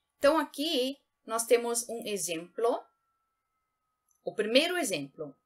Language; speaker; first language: Portuguese; native; Portuguese